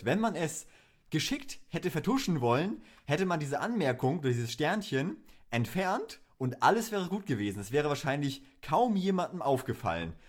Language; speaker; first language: German; native; German